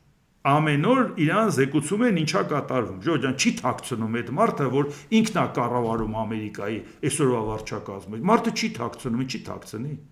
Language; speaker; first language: Armenian; native; Armenian